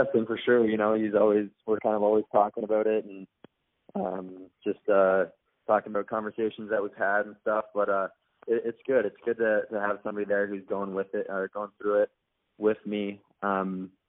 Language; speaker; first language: English; native; English